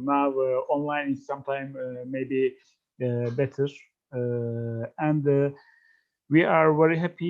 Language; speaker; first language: English; non-native, fluent; Turkish